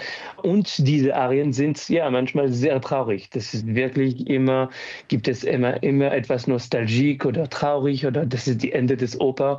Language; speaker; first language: German; non-native, fluent; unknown